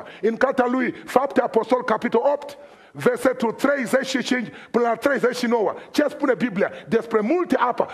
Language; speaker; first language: Romanian; non-native, fluent; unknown